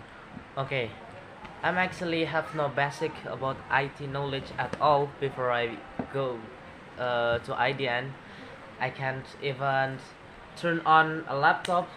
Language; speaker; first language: English; non-native, learner; Indonesian